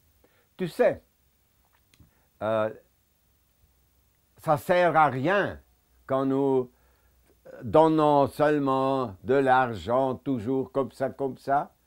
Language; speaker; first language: French; non-native, local second language; German